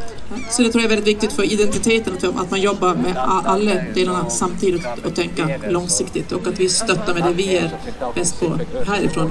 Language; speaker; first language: Swedish; native; Swedish